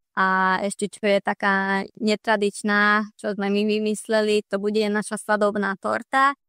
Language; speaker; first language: Slovak; non-native, local second language; Hungarian